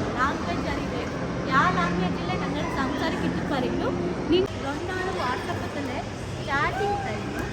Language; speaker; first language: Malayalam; non-native, learner; Kannada